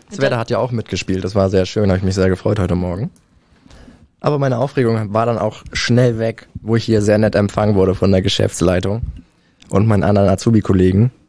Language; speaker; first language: German; native; German